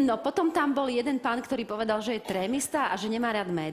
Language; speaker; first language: Slovak; native; Slovak